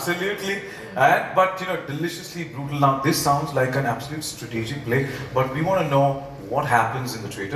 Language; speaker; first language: English; non-native, local second language; Hindi